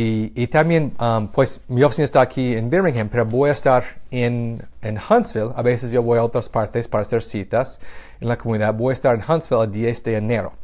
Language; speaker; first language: Spanish; non-native, fluent; English